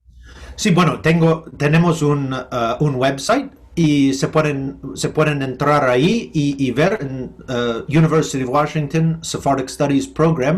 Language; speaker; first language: Spanish; non-native, fluent; English